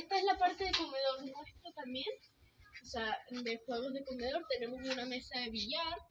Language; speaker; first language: Spanish; early bilingual, heritage; Spanish